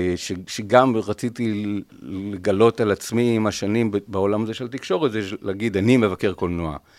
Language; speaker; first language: Hebrew; native; Hebrew